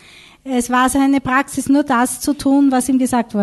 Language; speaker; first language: German; native; German